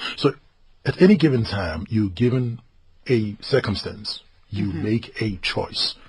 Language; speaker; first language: English; non-native, local second language; Zulu